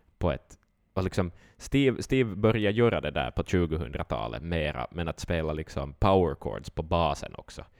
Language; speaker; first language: Swedish; native; Swedish